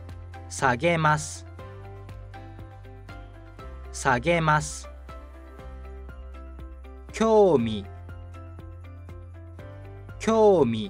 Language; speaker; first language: Japanese; native; Japanese